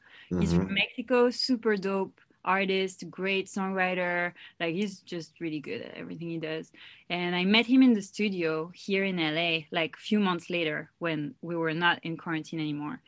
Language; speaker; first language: English; non-native, fluent; French